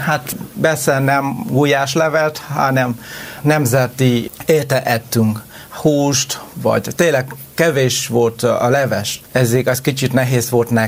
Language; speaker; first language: Hungarian; non-native, learner; Vietnamese